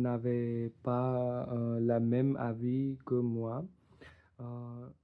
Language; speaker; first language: French; non-native, learner; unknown